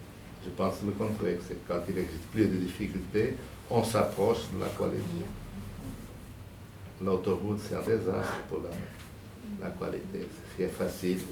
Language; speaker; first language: French; non-native, fluent; Portuguese